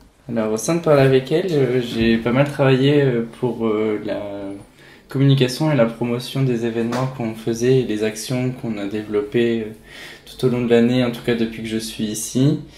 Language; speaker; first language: French; native; French